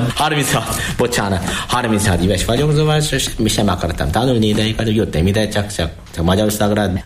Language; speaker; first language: Hungarian; non-native, learner; Korean